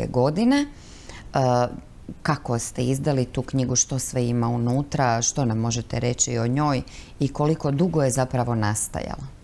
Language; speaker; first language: Croatian; native; Croatian